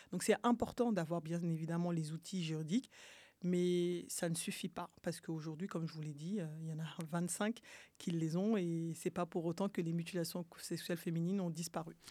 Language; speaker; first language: French; early bilingual, other home language; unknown